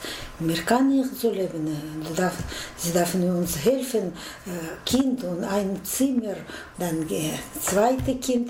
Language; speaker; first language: German; non-native, learner; Russian